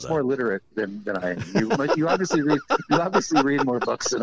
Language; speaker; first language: English; native; English